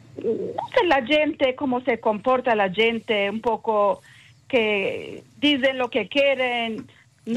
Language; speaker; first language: Spanish; early bilingual, heritage; Ladino